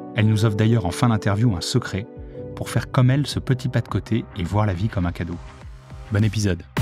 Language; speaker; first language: French; native; French